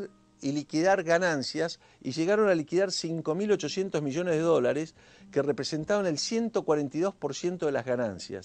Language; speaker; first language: Spanish; native; Spanish